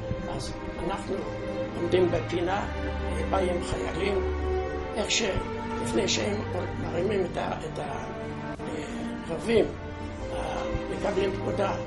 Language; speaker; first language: Hebrew; non-native, fluent; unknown